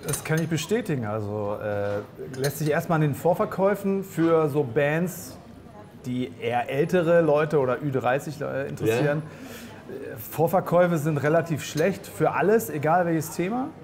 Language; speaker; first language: German; native; German